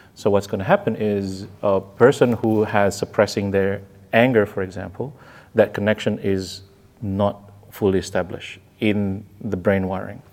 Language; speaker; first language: English; non-native, fluent; Indonesian